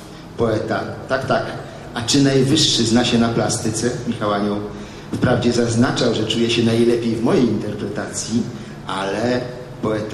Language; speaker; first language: Polish; native; Polish